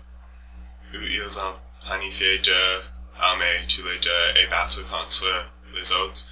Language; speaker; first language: French; non-native, learner; English